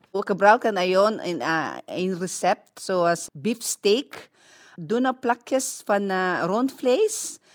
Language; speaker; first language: Dutch; non-native, learner; Filipino